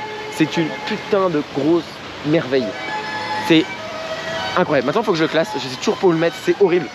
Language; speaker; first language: French; native; French